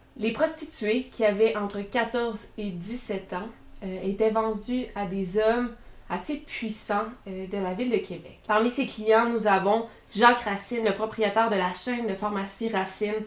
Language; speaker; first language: French; native; French